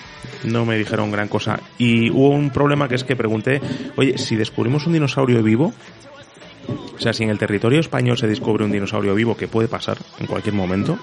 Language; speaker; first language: Spanish; native; Spanish